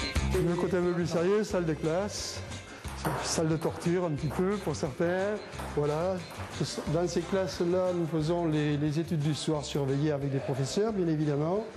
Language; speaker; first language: French; native; French